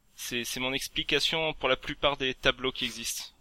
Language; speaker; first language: French; native; French